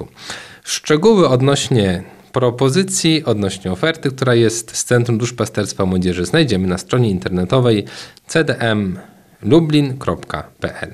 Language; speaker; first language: Polish; native; Polish